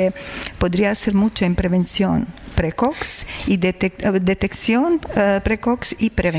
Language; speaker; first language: Spanish; non-native, learner; Croatian